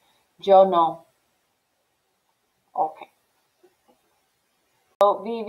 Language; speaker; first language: Spanish; non-native, fluent; English